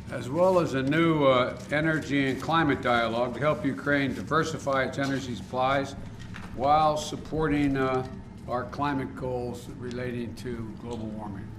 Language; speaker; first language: English; native; English